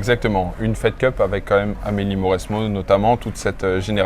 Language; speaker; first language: French; native; French